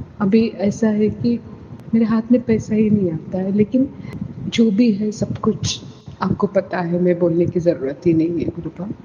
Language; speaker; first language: Hindi; non-native, local second language; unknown